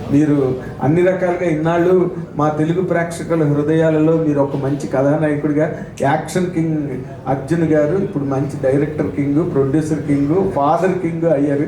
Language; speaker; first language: Telugu; native; Telugu